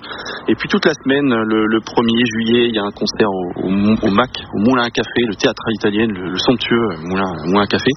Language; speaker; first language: French; native; French